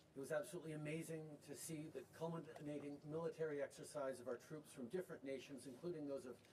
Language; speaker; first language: English; early bilingual, other home language; French